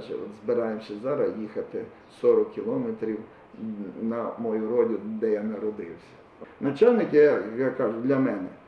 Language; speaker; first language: Ukrainian; native; Ukrainian